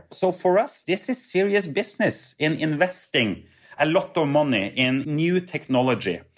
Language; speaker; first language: English; non-native, fluent; Norwegian